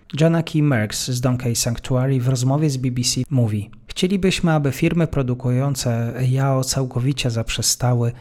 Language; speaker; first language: Polish; native; Polish